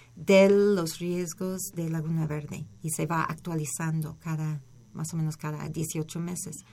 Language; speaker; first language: Spanish; non-native, fluent; English